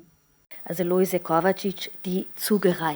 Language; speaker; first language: German; non-native, fluent; Slovenian